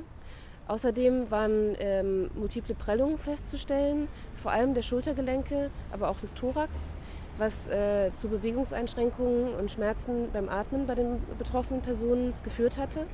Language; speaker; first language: German; native; German